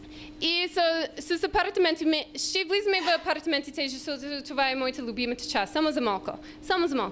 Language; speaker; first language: Bulgarian; non-native, learner; English